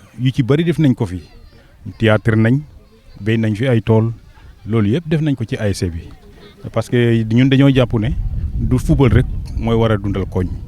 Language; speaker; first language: Wolof; non-native, local second language; Serer